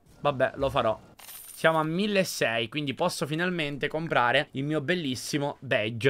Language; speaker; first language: Italian; native; Italian